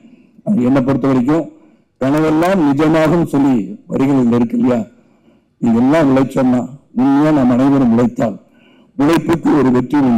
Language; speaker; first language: Tamil; native; Tamil